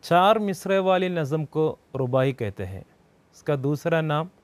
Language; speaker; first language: Hindi; non-native, local second language; Malayalam